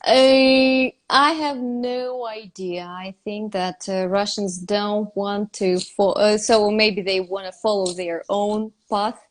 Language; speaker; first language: English; non-native, fluent; Russian